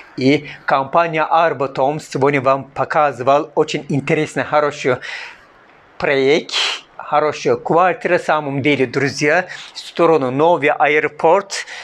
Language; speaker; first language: Russian; non-native, learner; Turkish